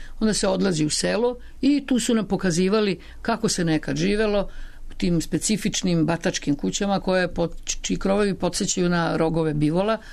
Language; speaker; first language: Serbian; native; Serbian